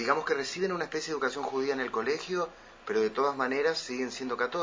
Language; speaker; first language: Spanish; native; Spanish